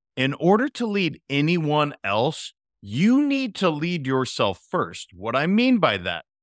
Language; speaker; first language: English; native; English